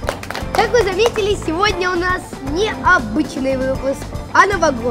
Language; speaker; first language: Russian; native; Russian